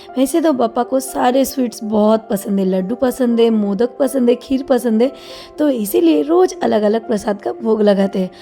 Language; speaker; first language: Hindi; non-native, local second language; Bangla